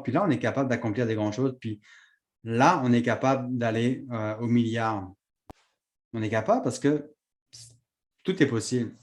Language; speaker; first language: French; native; French